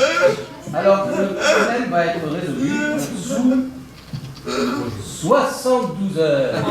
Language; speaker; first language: French; native; French